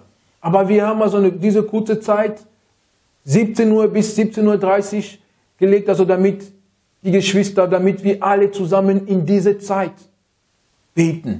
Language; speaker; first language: German; non-native, fluent; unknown